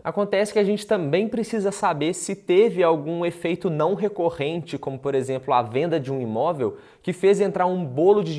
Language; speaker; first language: Portuguese; native; Portuguese